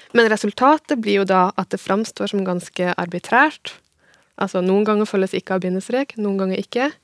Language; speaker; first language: Norwegian; native; Norwegian